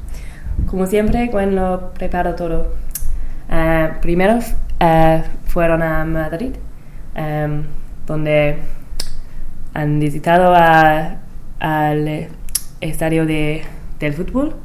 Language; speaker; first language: Spanish; non-native, learner; English